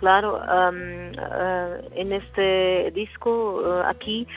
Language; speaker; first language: Spanish; non-native, learner; Portuguese